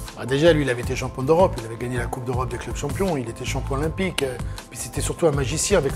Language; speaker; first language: French; native; French